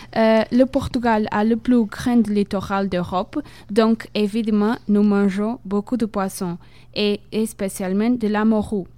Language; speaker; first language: French; non-native, fluent; Portuguese